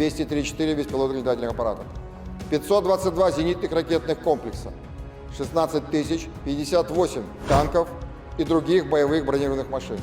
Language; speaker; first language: Russian; native; Russian